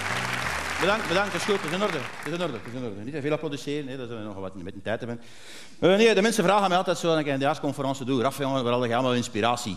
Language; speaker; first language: Dutch; native; Dutch